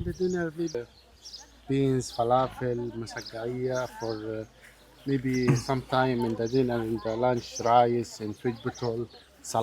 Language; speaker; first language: English; non-native, learner; Arabic